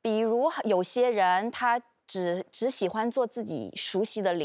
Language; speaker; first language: Chinese; native; Chinese